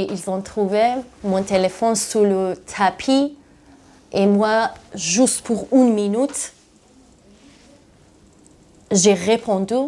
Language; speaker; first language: French; non-native, learner; Persian